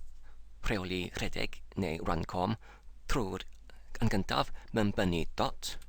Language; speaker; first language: Welsh; non-native, learner; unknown